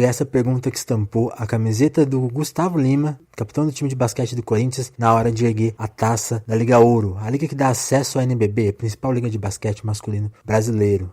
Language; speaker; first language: Portuguese; native; Portuguese